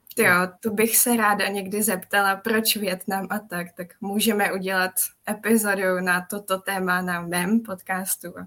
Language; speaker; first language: Czech; native; Czech